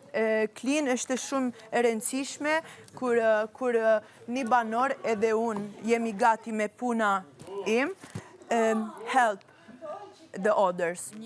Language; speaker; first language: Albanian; non-native, learner; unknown